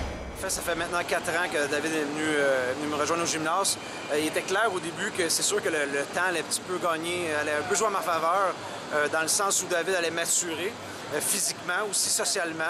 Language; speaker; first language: French; native; French